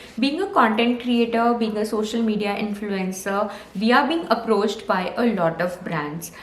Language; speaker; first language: Hindi; native; Hindi